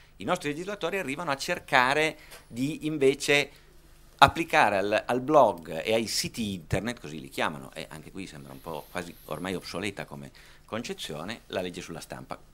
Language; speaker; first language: Italian; native; Italian